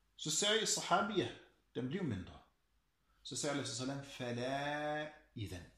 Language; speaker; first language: Danish; early bilingual, other home language; Arabic